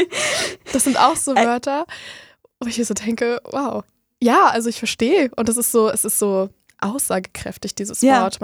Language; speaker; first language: German; native; German